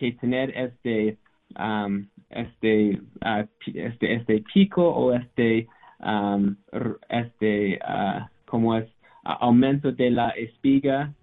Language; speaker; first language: Spanish; non-native, learner; English